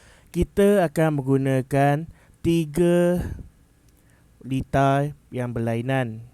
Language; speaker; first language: Malay; native; Malay